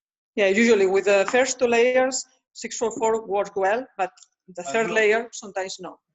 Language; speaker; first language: English; non-native, learner; Spanish